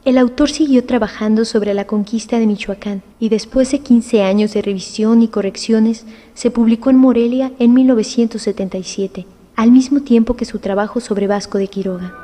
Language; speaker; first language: Spanish; native; Spanish